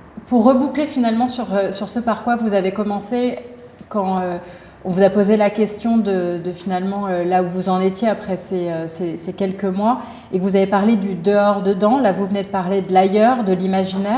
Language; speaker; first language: French; native; French